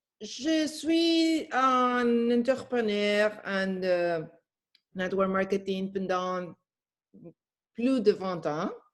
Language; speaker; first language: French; non-native, learner; Spanish